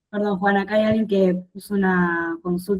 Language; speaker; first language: Spanish; native; Spanish